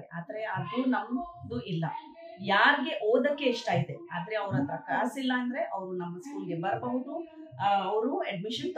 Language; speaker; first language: Kannada; non-native, local second language; Urdu